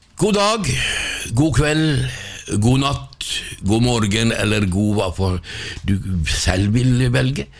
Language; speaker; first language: Norwegian; native; Norwegian